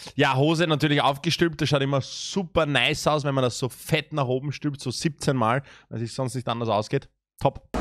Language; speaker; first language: German; native; German